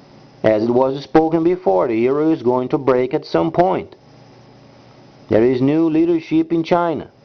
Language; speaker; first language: English; non-native, fluent; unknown